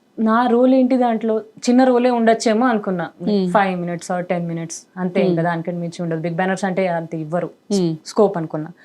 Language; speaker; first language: Telugu; non-native, local second language; Marathi